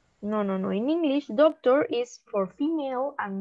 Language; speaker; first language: English; non-native, learner; Spanish